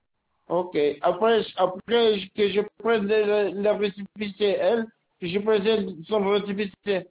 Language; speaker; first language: French; non-native, learner; Albanian